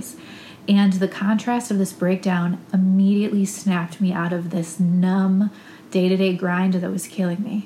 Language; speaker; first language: English; native; English